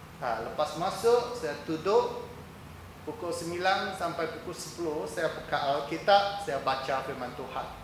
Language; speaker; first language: Malay; non-native, local second language; Chinese